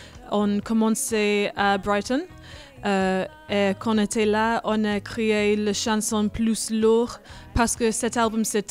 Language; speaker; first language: French; non-native, learner; English